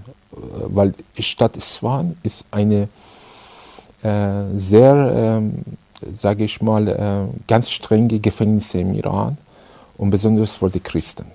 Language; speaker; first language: German; non-native, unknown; Persian